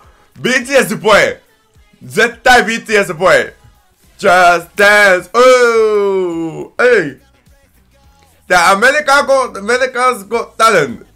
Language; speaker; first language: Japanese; non-native, learner; English